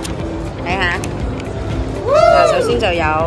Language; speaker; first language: Cantonese; native; Cantonese